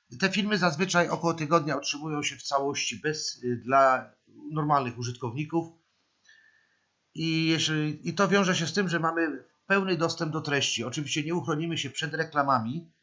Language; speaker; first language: Polish; native; Polish